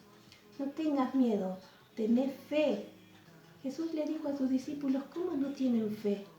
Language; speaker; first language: Spanish; native; Spanish